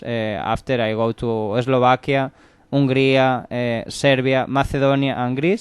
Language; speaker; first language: English; non-native, learner; Spanish